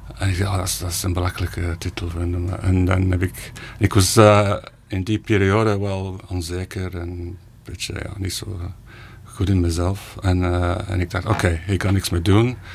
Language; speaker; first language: Dutch; non-native, fluent; English